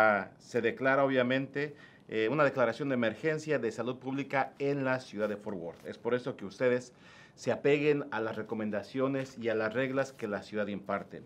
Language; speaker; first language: Spanish; native; Spanish